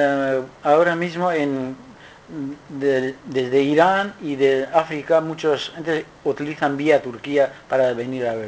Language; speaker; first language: Spanish; non-native, learner; Kurdish